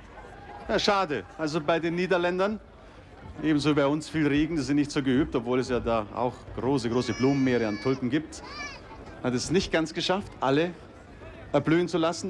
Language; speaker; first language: German; native; German